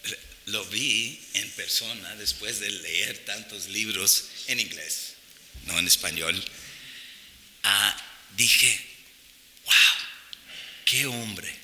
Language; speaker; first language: Spanish; non-native, fluent; English